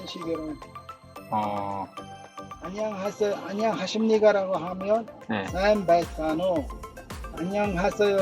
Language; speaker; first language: Korean; non-native, learner; Mongolian